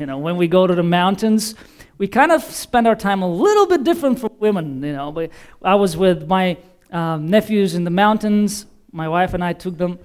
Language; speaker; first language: English; non-native, fluent; Bulgarian